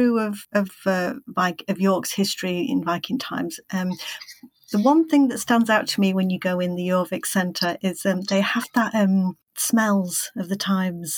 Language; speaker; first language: English; native; English